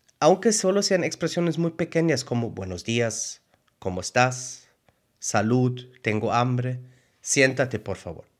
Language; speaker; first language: Spanish; non-native, fluent; German